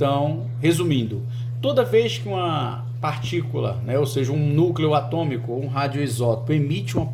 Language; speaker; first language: Portuguese; native; Portuguese